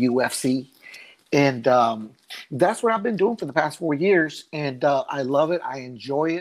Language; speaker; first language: English; native; English